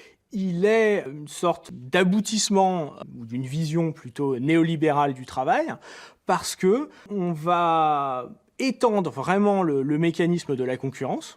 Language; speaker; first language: French; native; French